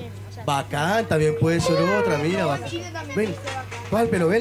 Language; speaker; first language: Spanish; native; Spanish